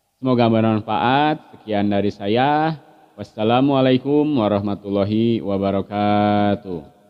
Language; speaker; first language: Indonesian; non-native, local second language; Sundanese